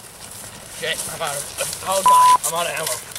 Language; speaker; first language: English; native; English